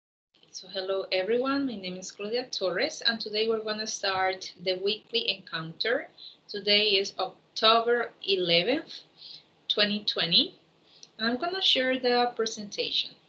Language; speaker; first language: English; non-native, fluent; Spanish